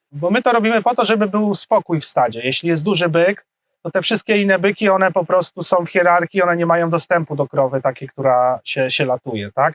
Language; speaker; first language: Polish; native; Polish